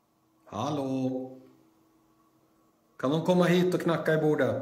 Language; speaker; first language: Swedish; native; Swedish